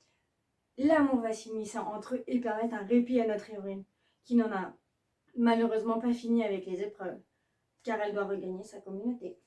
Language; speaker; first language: French; native; French